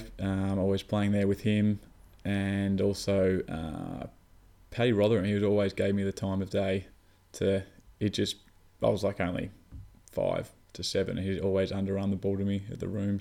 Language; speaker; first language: English; native; English